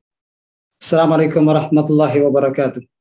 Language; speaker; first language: Arabic; non-native, fluent; Indonesian